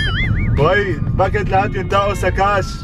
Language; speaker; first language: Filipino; non-native, learner; Arabic